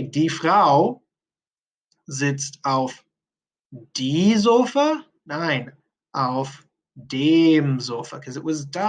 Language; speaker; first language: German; non-native, fluent; English